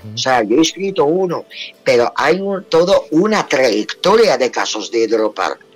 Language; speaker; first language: Spanish; non-native, fluent; Russian